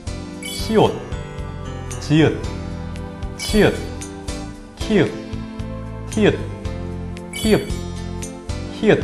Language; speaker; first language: Korean; native; Korean